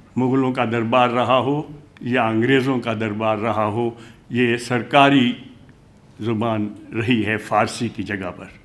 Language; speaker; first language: Urdu; non-native, local second language; Hindi